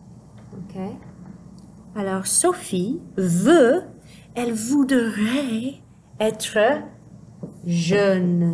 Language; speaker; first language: French; non-native, fluent; English